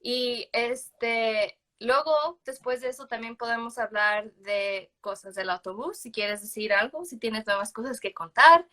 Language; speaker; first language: Spanish; early bilingual, other home language; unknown